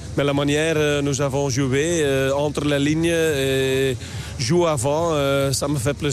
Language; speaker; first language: French; non-native, local second language; Dutch